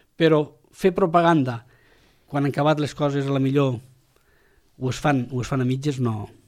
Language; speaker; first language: Catalan; non-native, local second language; Spanish